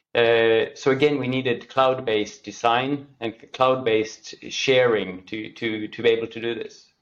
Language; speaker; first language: English; non-native, fluent; Norwegian